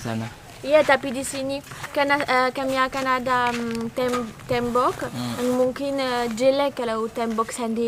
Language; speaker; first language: Indonesian; non-native, learner; French